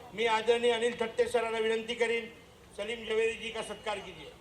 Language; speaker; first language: Hindi; non-native, local second language; Marathi